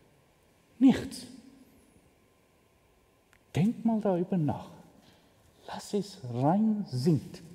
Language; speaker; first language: German; non-native, fluent; Afrikaans